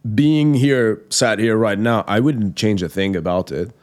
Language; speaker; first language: English; non-native, fluent; Persian